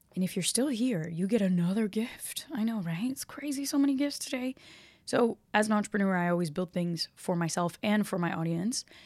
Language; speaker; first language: English; early bilingual, other home language; Portuguese